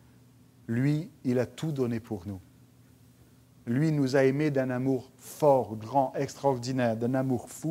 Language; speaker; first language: French; native; French